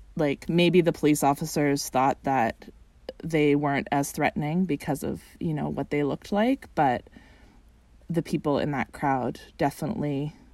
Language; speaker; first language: English; native; English